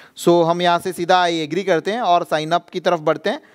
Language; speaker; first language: Hindi; non-native, local second language; Gujarati